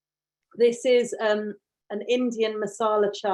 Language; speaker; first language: English; native; English